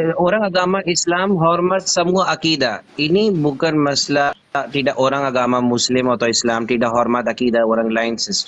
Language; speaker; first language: Indonesian; non-native, learner; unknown